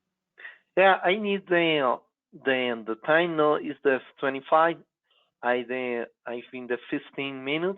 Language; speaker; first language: English; non-native, local second language; Spanish